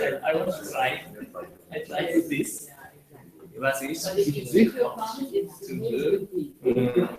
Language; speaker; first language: English; non-native, learner; Japanese